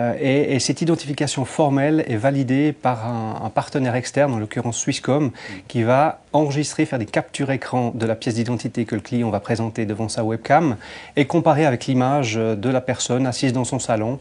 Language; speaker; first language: French; native; French